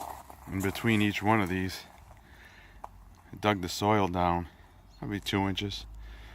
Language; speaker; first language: English; native; English